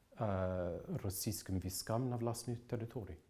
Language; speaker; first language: Ukrainian; non-native, fluent; English